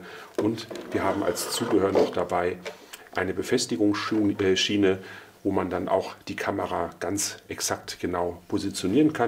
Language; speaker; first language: German; native; German